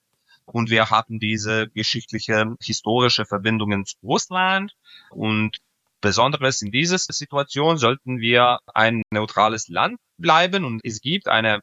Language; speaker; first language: German; non-native, fluent; Serbian